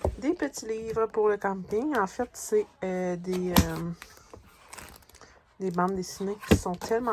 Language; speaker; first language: French; native; French